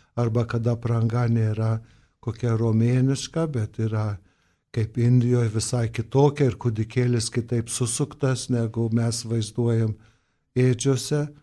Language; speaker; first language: Lithuanian; early bilingual, heritage; Lithuanian